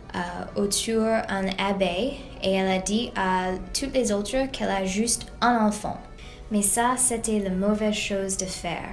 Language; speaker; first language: French; non-native, learner; English